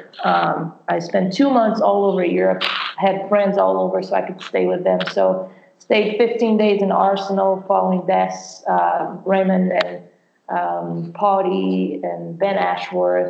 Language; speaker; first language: English; non-native, fluent; Portuguese